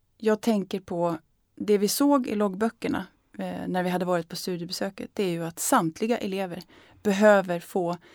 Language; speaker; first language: Swedish; native; Swedish